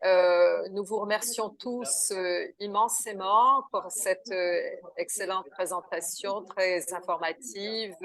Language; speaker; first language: French; non-native, learner; Portuguese